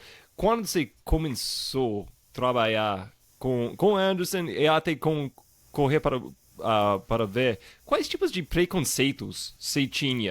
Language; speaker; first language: Portuguese; non-native, fluent; English